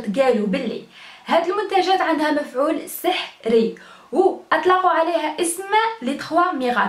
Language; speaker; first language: Arabic; native; Arabic